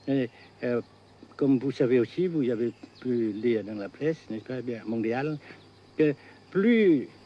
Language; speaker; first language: French; non-native, fluent; Vietnamese